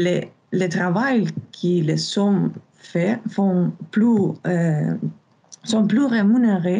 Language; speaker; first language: French; non-native, fluent; Spanish